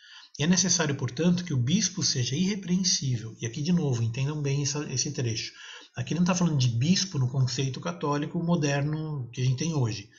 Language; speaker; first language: Portuguese; native; Portuguese